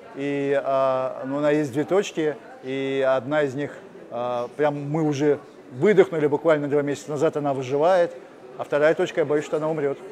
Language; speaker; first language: Russian; native; Russian